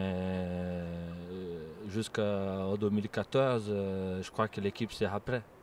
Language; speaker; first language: French; non-native, fluent; Portuguese